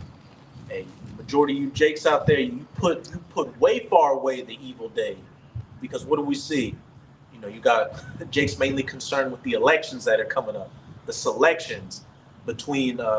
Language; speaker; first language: English; native; English